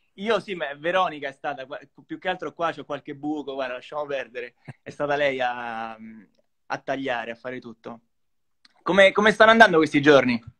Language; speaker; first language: Italian; native; Italian